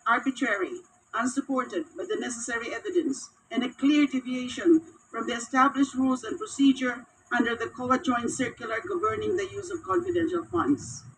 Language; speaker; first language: English; non-native, local second language; Filipino